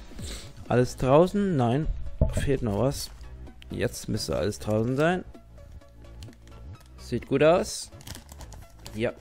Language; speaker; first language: German; native; German